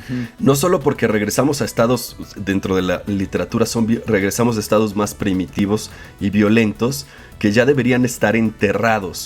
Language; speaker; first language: Spanish; native; Spanish